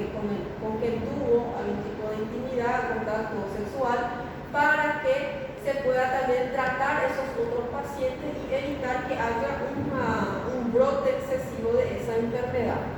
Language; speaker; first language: Spanish; native; Spanish